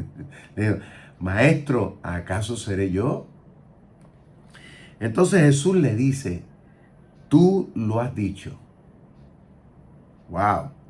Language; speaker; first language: Spanish; native; Spanish